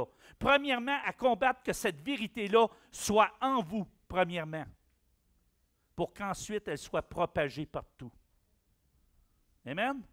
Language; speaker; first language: French; native; French